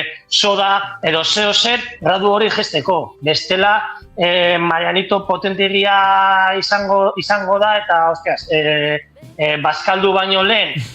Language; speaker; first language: Basque; non-native, local second language; Spanish